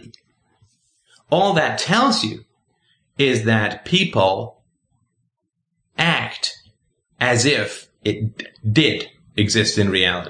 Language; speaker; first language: English; native; English